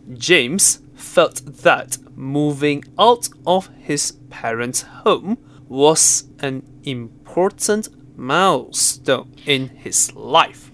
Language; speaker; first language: English; non-native, local second language; Chinese